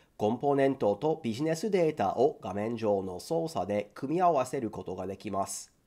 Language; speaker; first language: Japanese; non-native, fluent; English